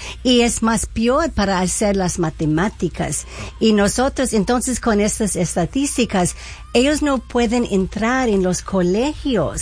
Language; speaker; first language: Spanish; early bilingual, heritage; Spanish